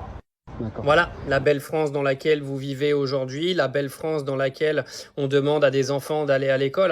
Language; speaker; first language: French; native; French